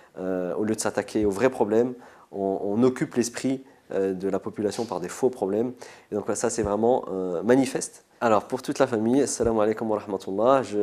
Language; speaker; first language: French; early bilingual, other home language; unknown